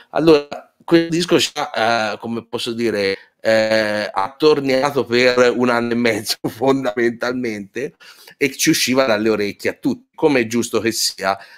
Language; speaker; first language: Italian; native; Italian